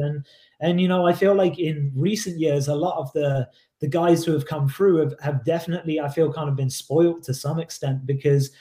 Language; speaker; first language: English; native; English